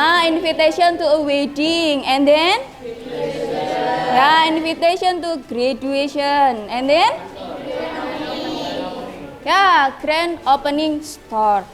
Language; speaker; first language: English; non-native, learner; Indonesian